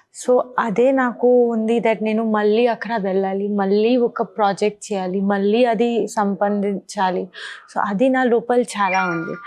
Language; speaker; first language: Telugu; non-native, local second language; Bangla